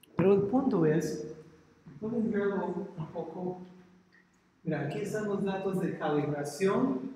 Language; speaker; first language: Spanish; non-native, fluent; English